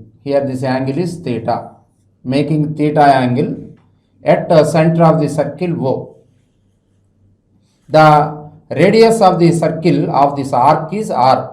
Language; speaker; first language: English; non-native, local second language; Telugu